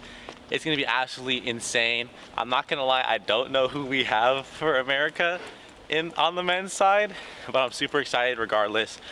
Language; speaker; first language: English; native; English